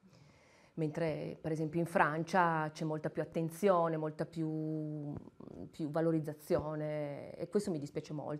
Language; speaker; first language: Italian; native; Italian